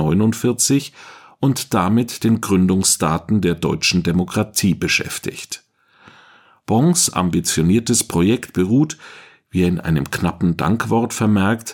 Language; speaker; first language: German; native; German